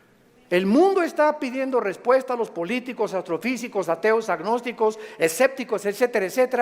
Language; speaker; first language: Spanish; native; Spanish